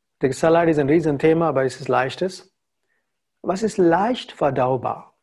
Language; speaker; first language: German; non-native, learner; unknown